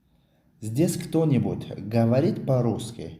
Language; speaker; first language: Russian; non-native, local second language; Tajik